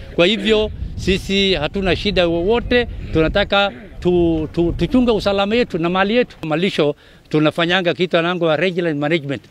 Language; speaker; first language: Swahili; non-native, local second language; Somali